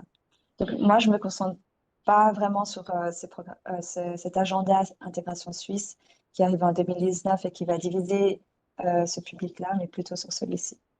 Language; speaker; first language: French; native; French